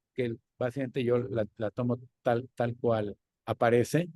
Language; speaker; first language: Spanish; native; Spanish